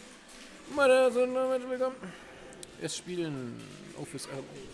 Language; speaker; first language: German; native; German